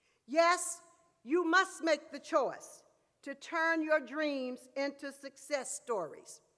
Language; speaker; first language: English; native; English